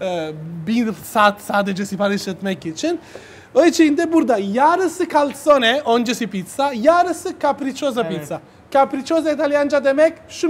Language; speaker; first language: Turkish; non-native, learner; Italian